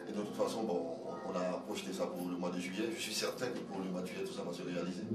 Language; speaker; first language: French; native; French